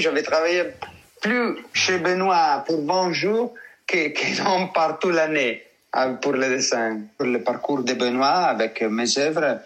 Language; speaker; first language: French; non-native, learner; Italian